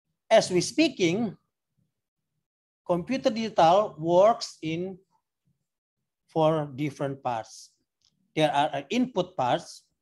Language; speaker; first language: English; non-native, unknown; Indonesian